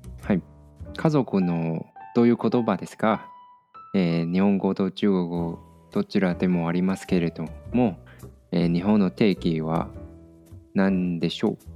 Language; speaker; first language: Japanese; non-native, fluent; Chinese